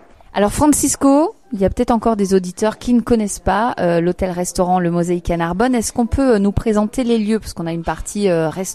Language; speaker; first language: French; native; French